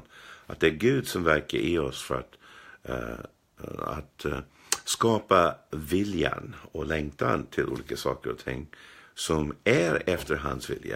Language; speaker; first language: Swedish; non-native, fluent; English